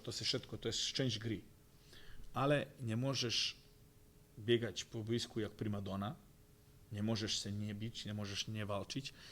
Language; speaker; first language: Polish; non-native, fluent; Croatian